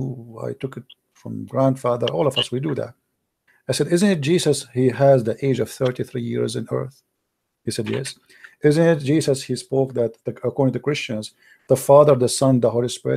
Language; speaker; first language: English; non-native, fluent; Arabic